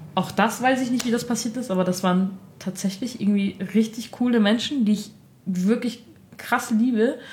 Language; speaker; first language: German; early bilingual, other home language; Armenian